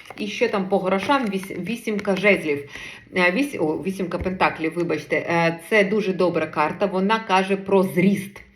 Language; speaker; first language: Ukrainian; non-native, local second language; Russian